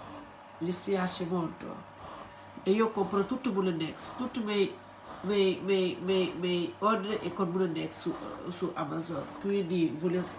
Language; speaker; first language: Italian; non-native, learner; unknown